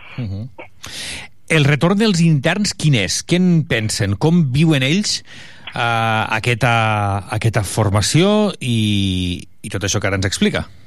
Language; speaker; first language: Catalan; native; Catalan